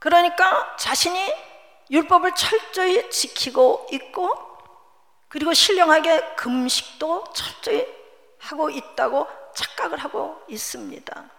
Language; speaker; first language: Korean; native; Korean